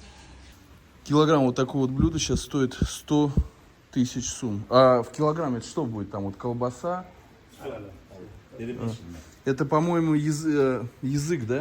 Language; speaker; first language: Russian; native; Russian